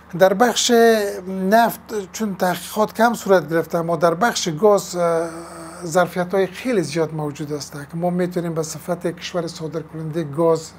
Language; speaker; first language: Persian; native; Persian